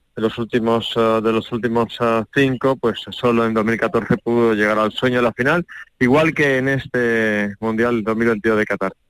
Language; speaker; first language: Spanish; non-native, fluent; French